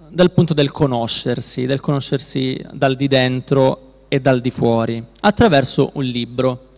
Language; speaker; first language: Italian; native; Italian